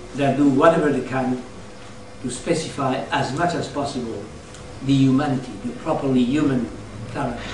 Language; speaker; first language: English; non-native, fluent; French